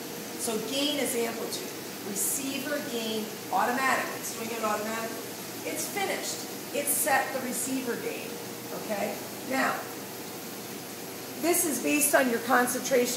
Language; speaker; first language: English; native; English